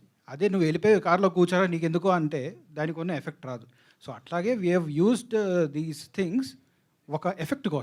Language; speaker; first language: Telugu; native; Telugu